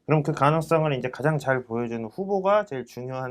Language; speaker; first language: Korean; native; Korean